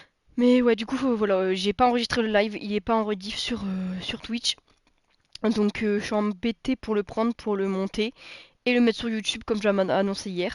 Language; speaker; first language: French; native; French